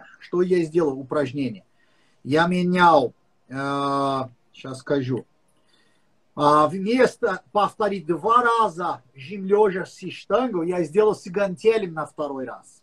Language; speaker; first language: Russian; non-native, learner; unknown